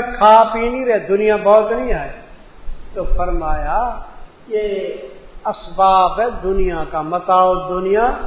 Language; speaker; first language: Urdu; non-native, local second language; Punjabi